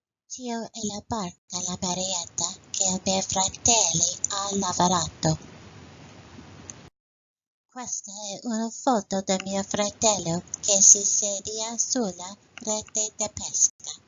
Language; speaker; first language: Italian; non-native, learner; English